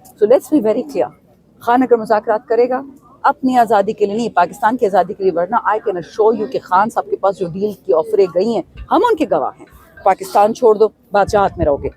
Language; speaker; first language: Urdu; non-native, local second language; Pashto